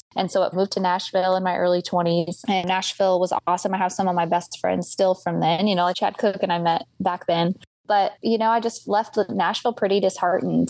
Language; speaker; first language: English; native; English